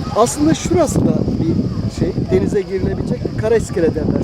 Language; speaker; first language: Turkish; native; Turkish